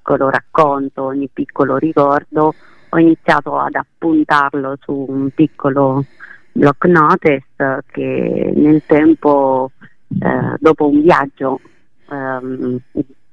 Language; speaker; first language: Italian; native; Italian